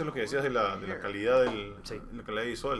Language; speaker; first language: Spanish; native; Spanish